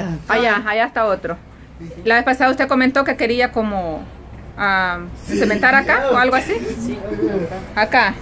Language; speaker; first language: Spanish; native; Spanish